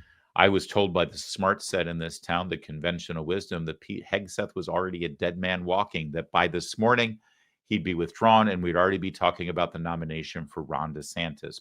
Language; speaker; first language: English; native; English